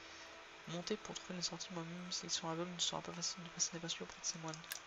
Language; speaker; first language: French; native; French